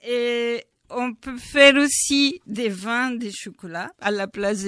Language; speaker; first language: French; non-native, fluent; Spanish